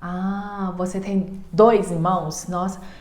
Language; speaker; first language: Portuguese; non-native, learner; Chinese